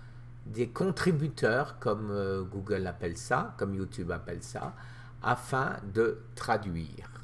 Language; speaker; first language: French; native; French